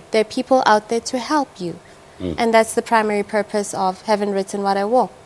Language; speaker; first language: English; non-native, local second language; Tswana